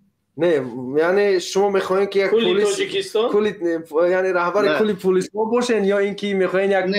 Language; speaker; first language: Persian; native; Persian